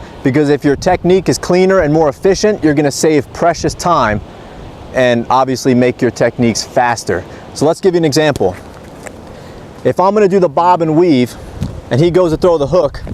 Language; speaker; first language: English; native; English